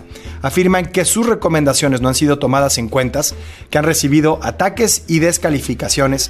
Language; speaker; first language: Spanish; native; Spanish